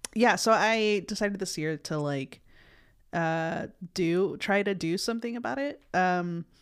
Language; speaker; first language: English; early bilingual, other home language; Spanish